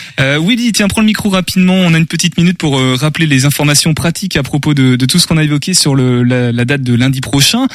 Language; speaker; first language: French; native; French